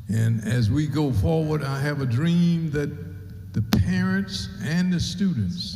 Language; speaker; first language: English; native; English